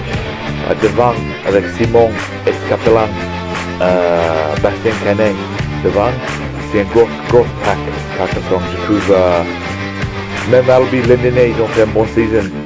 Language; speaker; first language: French; non-native, learner; English